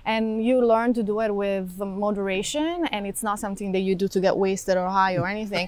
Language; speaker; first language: English; non-native, fluent; Italian